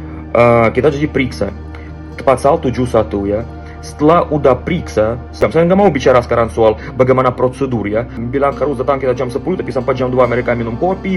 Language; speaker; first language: Indonesian; non-native, fluent; Russian